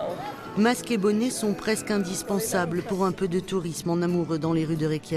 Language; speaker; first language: French; native; French